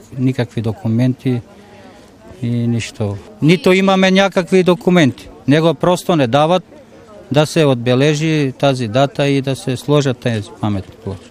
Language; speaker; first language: Bulgarian; native; Bulgarian